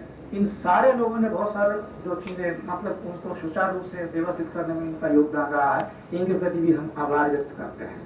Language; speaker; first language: Hindi; native; Hindi